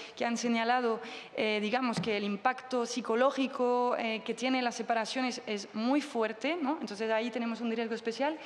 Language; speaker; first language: Spanish; non-native, fluent; French